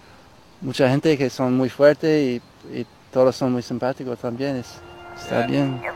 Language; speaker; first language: Spanish; non-native, learner; English